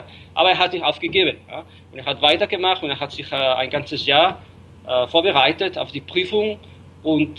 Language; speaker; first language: German; non-native, fluent; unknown